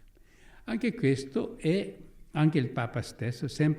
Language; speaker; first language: Italian; non-native, learner; Korean